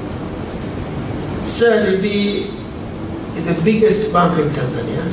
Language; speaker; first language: English; non-native, local second language; Swahili